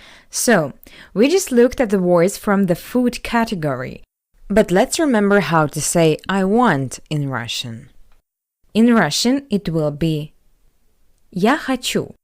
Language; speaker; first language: English; non-native, fluent; Russian